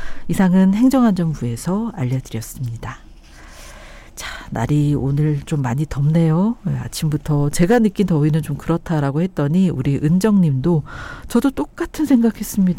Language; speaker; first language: Korean; native; Korean